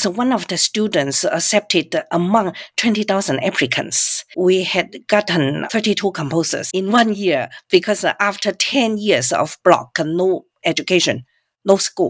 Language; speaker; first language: English; non-native, fluent; Cantonese